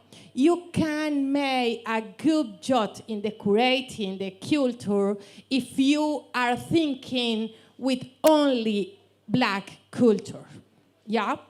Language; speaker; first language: English; non-native, learner; Spanish